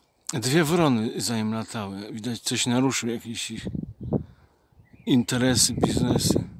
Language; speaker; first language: Polish; native; Polish